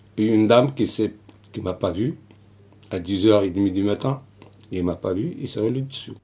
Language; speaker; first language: French; non-native, local second language; Arabic